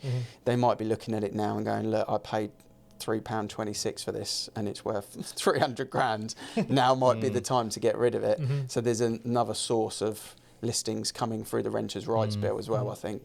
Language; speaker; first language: English; native; English